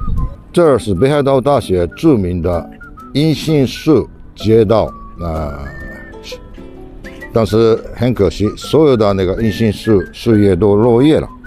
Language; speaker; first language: Chinese; non-native, fluent; Japanese